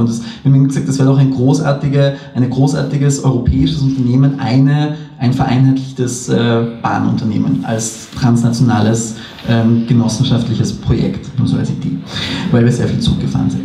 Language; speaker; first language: German; native; German